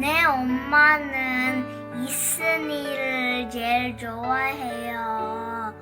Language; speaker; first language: Korean; early bilingual, heritage; Korean